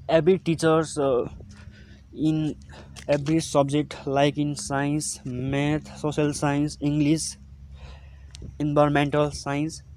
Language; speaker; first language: English; non-native, local second language; Nepali